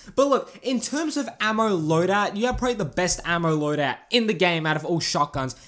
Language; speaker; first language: English; native; English